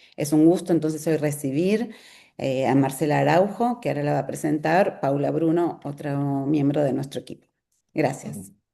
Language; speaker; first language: Spanish; native; Spanish